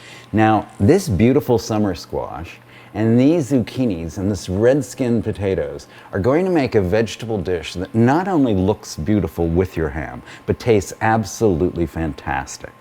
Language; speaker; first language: English; native; English